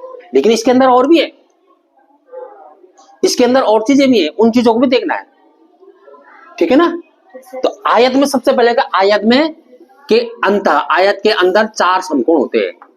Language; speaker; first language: Hindi; native; Hindi